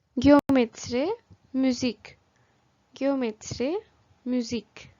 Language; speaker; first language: Turkish; non-native, fluent; Bangla